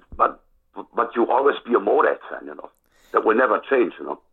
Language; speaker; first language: English; non-native, fluent; German